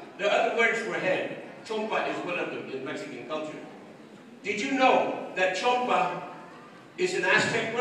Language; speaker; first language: English; early bilingual, other home language; Spanish